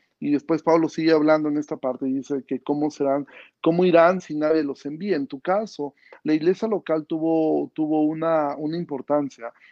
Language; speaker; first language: Spanish; native; Spanish